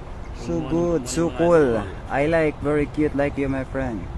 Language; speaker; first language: English; non-native, learner; Filipino